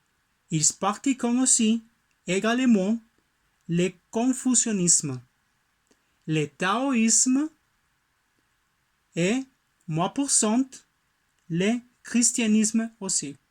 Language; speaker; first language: French; non-native, learner; Spanish